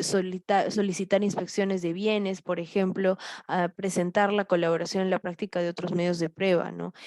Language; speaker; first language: Spanish; native; Spanish